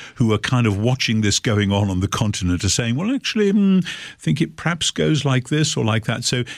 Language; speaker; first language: English; native; English